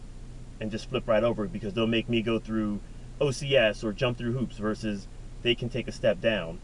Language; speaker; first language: English; native; English